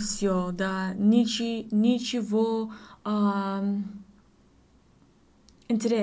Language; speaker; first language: Russian; non-native, learner; English